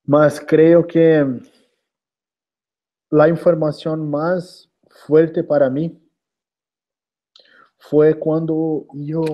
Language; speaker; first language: Spanish; non-native, learner; Portuguese